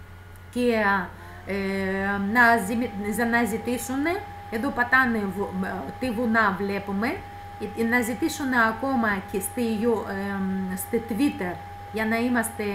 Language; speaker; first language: Greek; non-native, fluent; Russian